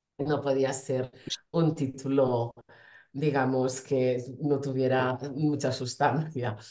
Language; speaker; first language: Spanish; non-native, local second language; Catalan